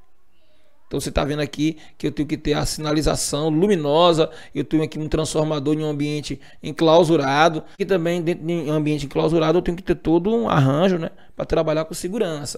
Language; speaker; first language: Portuguese; native; Portuguese